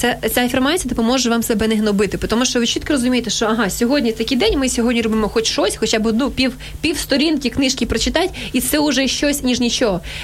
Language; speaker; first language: Ukrainian; native; Ukrainian